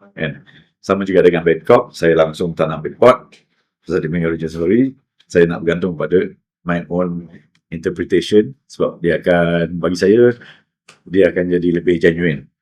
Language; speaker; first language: Malay; native; Malay